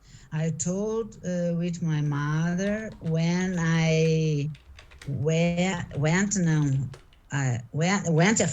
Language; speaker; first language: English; non-native, learner; Portuguese